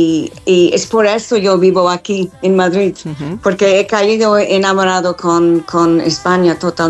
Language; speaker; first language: Spanish; non-native, learner; English